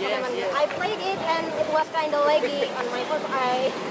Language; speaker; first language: English; non-native, fluent; Indonesian